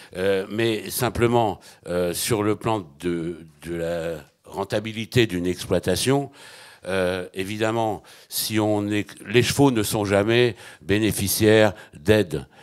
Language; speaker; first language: French; native; French